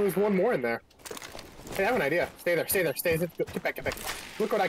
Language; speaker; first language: English; native; English